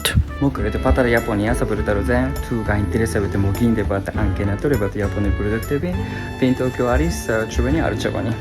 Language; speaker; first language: Georgian; non-native, fluent; Japanese